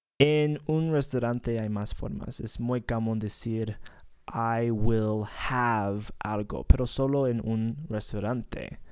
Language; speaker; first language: Spanish; non-native, fluent; English